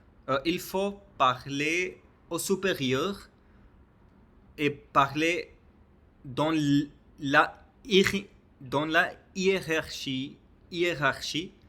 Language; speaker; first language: French; non-native, learner; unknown